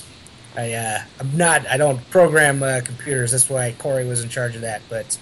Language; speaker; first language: English; native; English